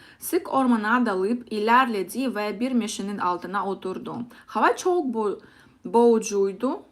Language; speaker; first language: Turkish; non-native, learner; Russian